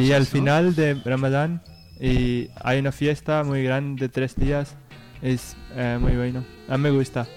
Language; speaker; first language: Spanish; non-native, learner; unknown